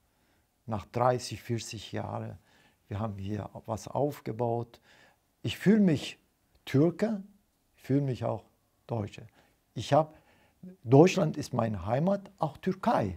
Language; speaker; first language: German; non-native, fluent; Turkish